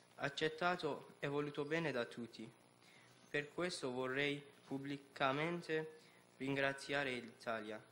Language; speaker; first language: Italian; non-native, learner; Persian